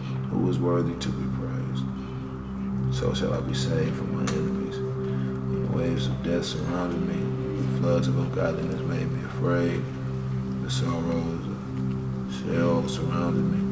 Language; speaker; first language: English; early bilingual, other home language; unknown